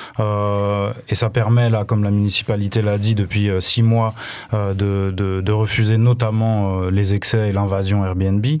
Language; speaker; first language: French; native; French